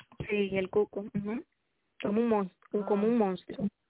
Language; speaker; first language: Spanish; native; Spanish